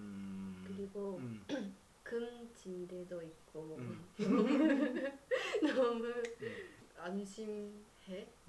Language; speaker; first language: Korean; non-native, learner; Japanese